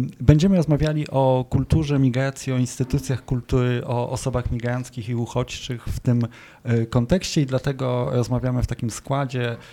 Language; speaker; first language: Polish; native; Polish